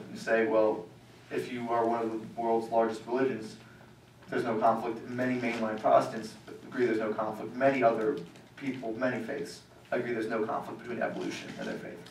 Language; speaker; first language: English; native; English